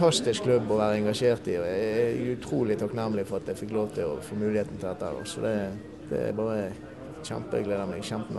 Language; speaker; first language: Norwegian; native; Norwegian